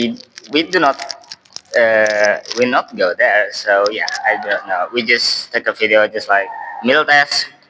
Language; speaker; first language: English; non-native, learner; Indonesian